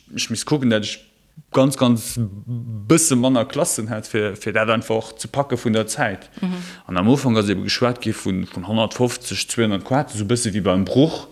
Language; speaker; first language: Luxembourgish; native; Luxembourgish